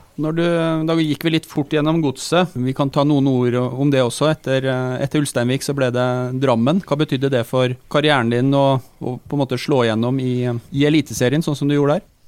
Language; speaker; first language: Norwegian; native; Norwegian